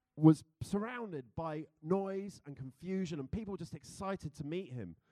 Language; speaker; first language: English; native; English